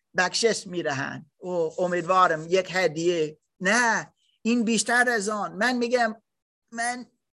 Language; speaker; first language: Persian; non-native, learner; German